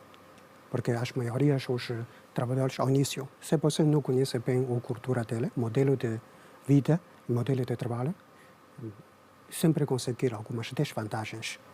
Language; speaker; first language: Portuguese; non-native, learner; Chinese